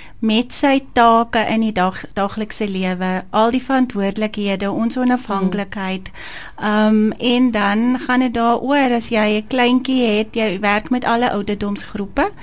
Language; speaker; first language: Afrikaans; non-native, fluent; German